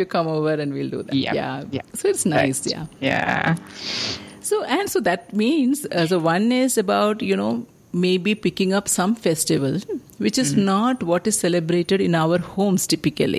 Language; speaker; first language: English; non-native, local second language; Malayalam